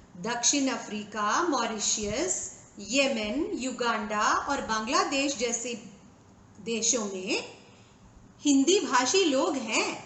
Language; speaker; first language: Hindi; non-native, local second language; Tamil